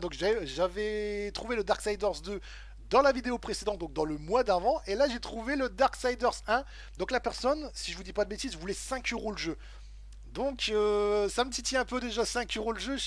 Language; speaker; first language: French; native; French